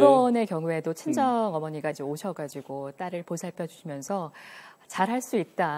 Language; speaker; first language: Korean; native; Korean